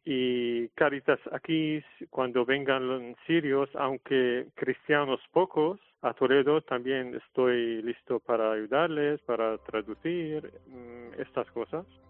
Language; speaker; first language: Spanish; non-native, learner; Arabic